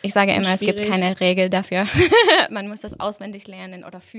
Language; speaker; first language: German; non-native, fluent; English